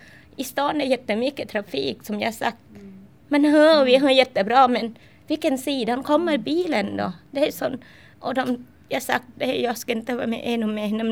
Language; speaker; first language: Swedish; non-native, learner; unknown